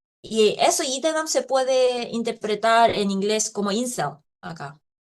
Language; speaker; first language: Spanish; non-native, fluent; Korean